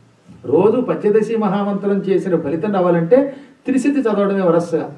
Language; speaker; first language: Telugu; native; Telugu